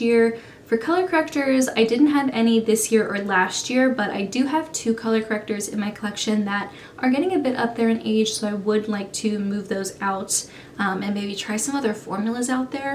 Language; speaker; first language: English; native; English